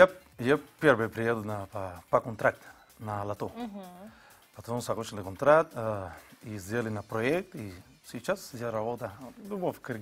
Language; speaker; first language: Russian; non-native, learner; Spanish